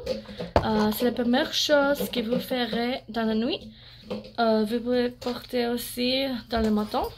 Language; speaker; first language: French; non-native, learner; English